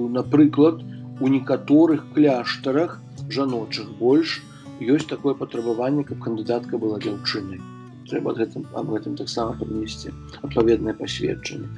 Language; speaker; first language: Belarusian; native; Belarusian